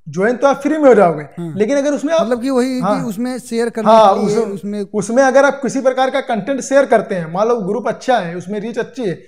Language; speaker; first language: Hindi; native; Hindi